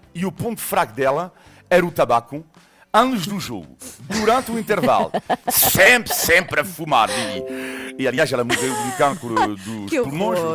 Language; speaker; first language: Portuguese; non-native, fluent; French